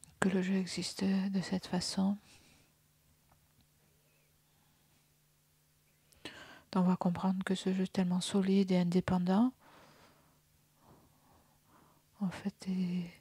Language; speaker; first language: French; native; French